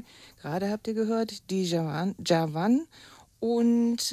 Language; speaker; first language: German; native; German